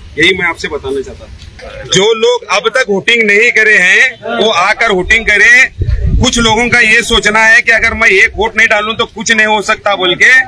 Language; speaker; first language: Hindi; native; Hindi